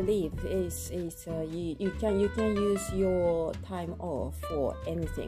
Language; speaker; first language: English; non-native, fluent; Japanese